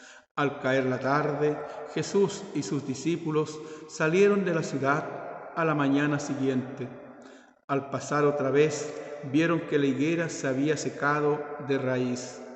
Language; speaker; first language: Spanish; native; Spanish